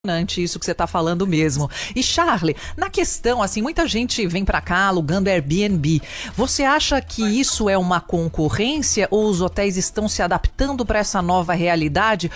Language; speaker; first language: Portuguese; native; Portuguese